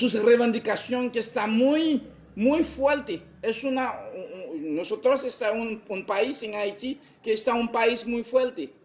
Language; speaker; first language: Spanish; non-native, local second language; Haitian Creole